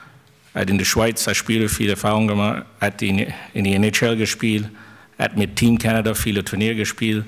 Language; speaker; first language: German; non-native, fluent; French